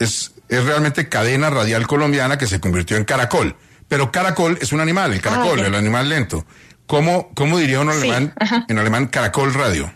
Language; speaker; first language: Spanish; native; Spanish